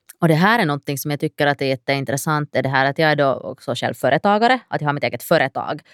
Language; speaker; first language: Swedish; native; Swedish